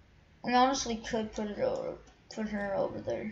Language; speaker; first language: English; native; English